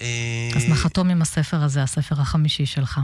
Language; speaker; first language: Hebrew; native; Hebrew